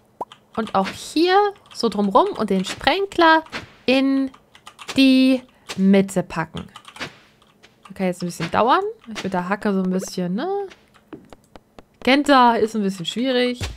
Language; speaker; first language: German; native; German